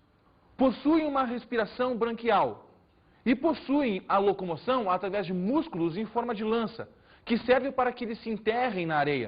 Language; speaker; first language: Portuguese; native; Portuguese